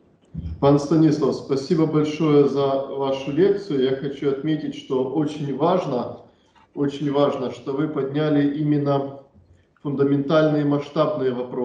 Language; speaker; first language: Russian; native; Russian